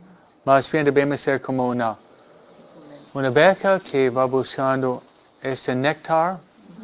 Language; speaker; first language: Spanish; non-native, fluent; English